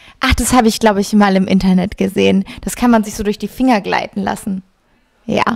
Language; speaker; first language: German; native; German